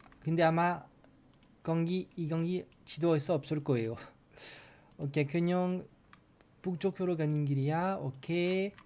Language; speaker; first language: Korean; non-native, learner; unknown